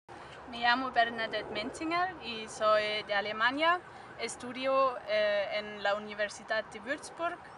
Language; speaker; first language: Spanish; non-native, learner; German